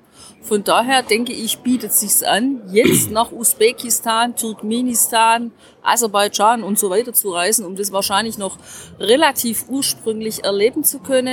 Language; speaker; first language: German; native; German